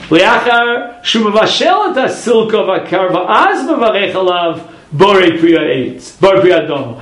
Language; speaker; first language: Hebrew; non-native, fluent; English